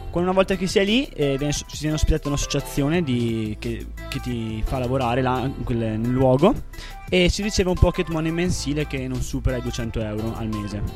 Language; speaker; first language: Italian; native; Italian